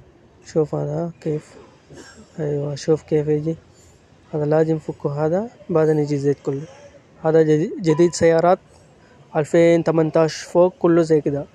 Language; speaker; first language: Arabic; non-native, learner; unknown